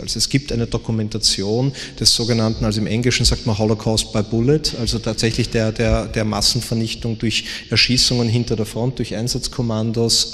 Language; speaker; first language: German; native; German